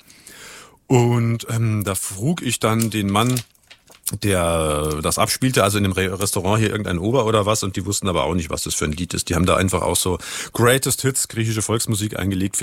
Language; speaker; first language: German; native; German